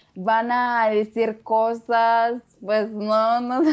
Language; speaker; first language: Spanish; non-native, learner; Arabic